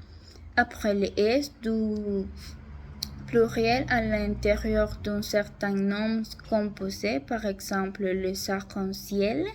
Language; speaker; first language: French; non-native, learner; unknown